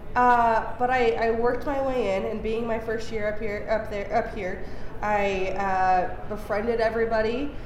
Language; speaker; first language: English; native; English